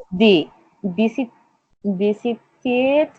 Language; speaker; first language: English; non-native, learner; Spanish